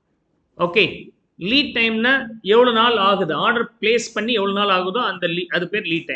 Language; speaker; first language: Tamil; native; Tamil